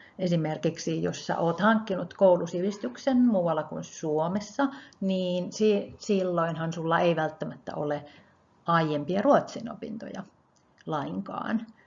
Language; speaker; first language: Finnish; native; Finnish